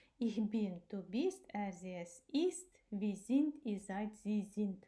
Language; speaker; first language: German; non-native, fluent; Ukrainian